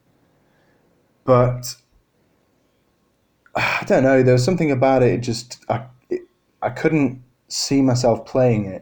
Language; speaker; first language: English; native; English